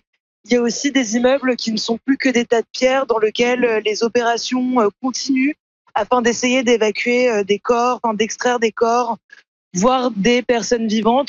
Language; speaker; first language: French; native; French